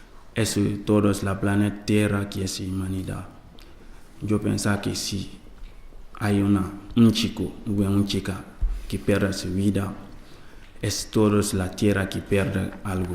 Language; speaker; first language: Spanish; non-native, learner; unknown